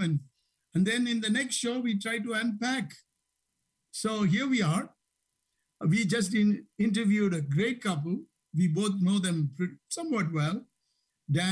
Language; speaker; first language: English; non-native, local second language; Tamil